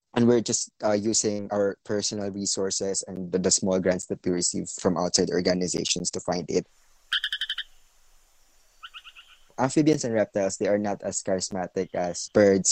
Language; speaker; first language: English; non-native, local second language; Cebuano